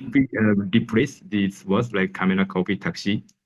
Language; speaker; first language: English; non-native, learner; Japanese